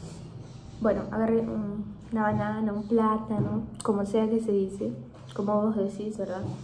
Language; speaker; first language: Spanish; non-native, fluent; Portuguese